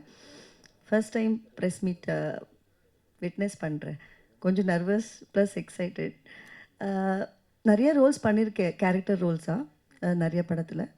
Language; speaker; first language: Tamil; non-native, local second language; Kannada